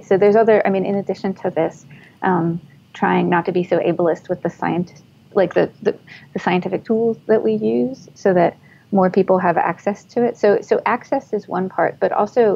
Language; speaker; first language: English; native; English